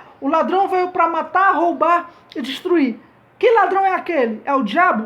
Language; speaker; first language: Portuguese; native; Portuguese